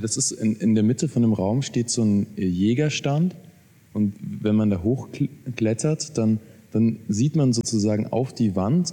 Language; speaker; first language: German; native; German